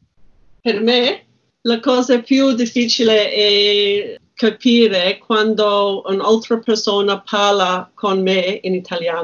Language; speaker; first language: Italian; non-native, learner; English